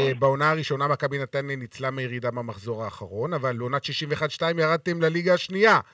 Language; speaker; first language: Hebrew; native; Hebrew